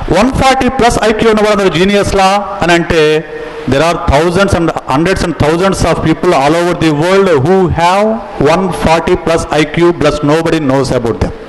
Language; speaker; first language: Telugu; native; Telugu